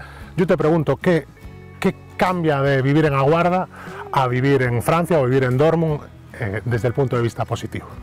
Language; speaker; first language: Spanish; native; Spanish